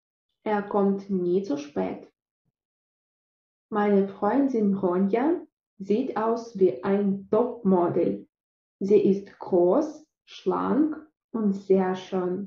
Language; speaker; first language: German; non-native, fluent; Russian